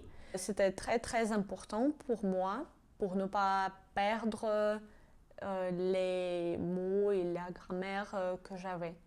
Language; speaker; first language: French; non-native, fluent; Georgian